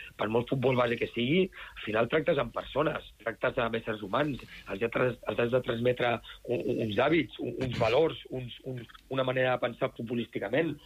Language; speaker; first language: Catalan; native; Catalan